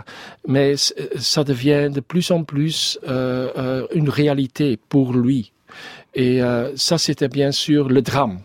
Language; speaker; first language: French; non-native, learner; Dutch